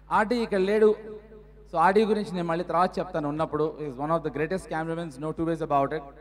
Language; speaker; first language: Telugu; native; Telugu